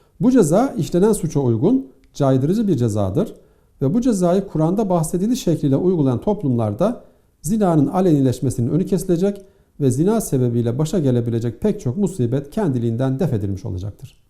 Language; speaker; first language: Turkish; native; Turkish